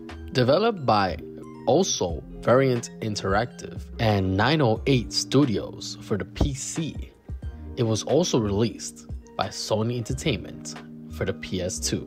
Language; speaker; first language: English; native; English